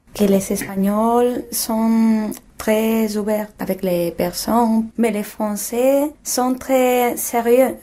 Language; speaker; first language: French; non-native, learner; Spanish